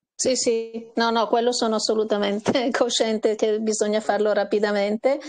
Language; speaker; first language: Italian; non-native, fluent; German